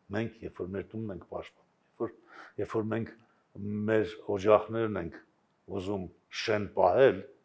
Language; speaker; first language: Armenian; native; Armenian